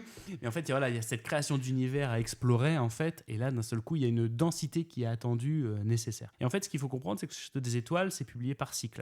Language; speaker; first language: French; native; French